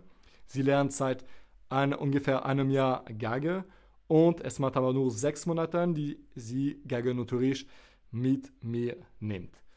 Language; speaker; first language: German; non-native, fluent; French